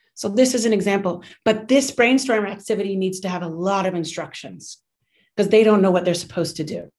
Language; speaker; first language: English; native; English